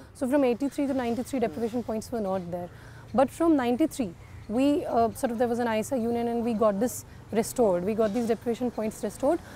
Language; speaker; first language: English; non-native, local second language; Kashmiri